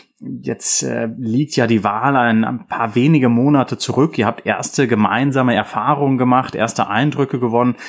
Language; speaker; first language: German; native; German